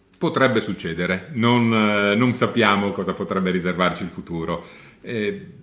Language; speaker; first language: Italian; native; Italian